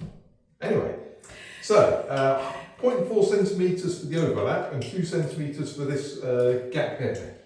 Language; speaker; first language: English; native; English